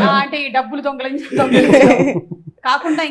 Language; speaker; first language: Telugu; native; Telugu